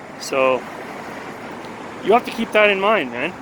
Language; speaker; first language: English; native; English